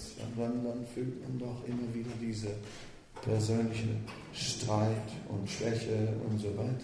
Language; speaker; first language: German; non-native, fluent; Dutch